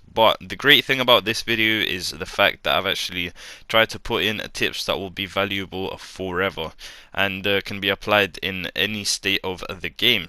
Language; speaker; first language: English; native; English